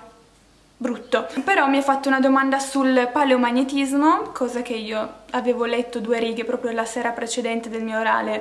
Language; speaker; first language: Italian; native; Italian